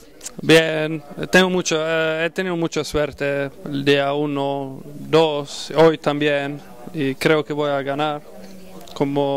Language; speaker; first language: Spanish; non-native, fluent; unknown